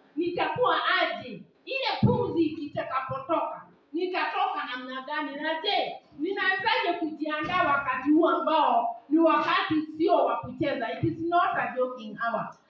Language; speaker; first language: Swahili; non-native, local second language; Kikuyu